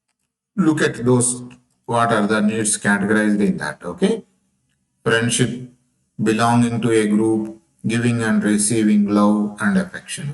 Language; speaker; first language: English; non-native, local second language; Telugu